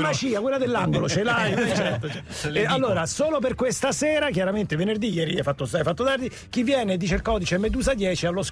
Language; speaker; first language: Italian; native; Italian